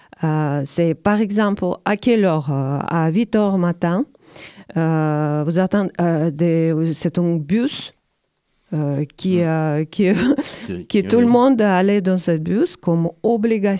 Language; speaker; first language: French; non-native, learner; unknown